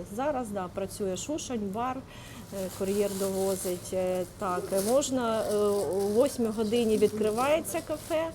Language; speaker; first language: Ukrainian; native; Ukrainian